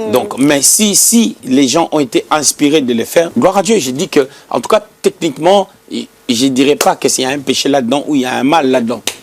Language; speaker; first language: French; non-native, local second language; Lingala